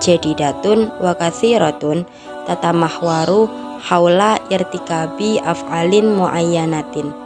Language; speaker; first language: Arabic; non-native, learner; Indonesian